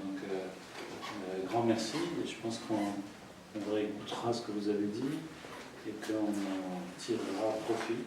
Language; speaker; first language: French; native; French